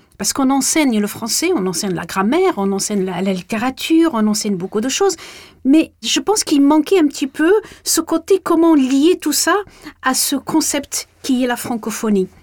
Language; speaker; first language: French; non-native, local second language; Arabic